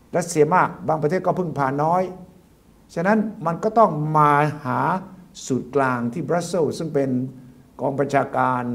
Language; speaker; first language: Thai; native; Thai